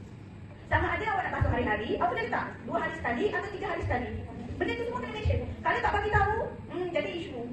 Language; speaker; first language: Malay; native; Malay